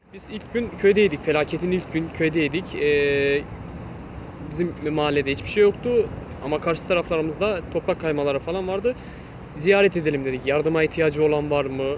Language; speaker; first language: Turkish; non-native, local second language; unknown